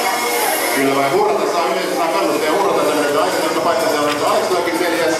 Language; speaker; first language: Finnish; native; Finnish